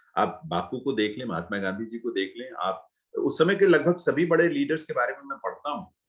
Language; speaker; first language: Hindi; native; Hindi